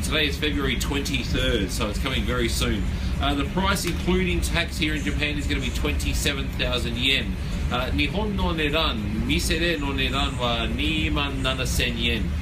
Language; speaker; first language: English; native; English